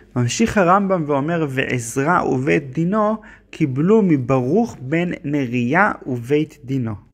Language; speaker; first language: Hebrew; native; Hebrew